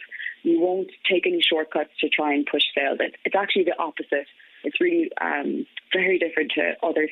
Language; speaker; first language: English; native; English